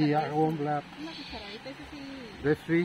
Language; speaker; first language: Spanish; non-native, fluent; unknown